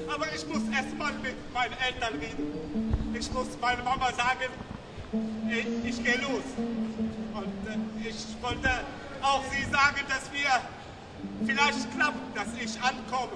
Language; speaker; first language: German; non-native, learner; Arabic